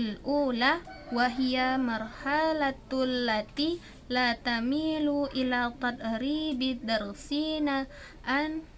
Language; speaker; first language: Arabic; non-native, learner; Indonesian